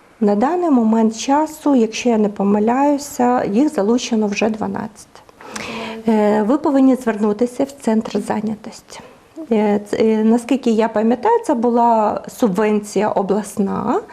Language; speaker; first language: Ukrainian; native; Ukrainian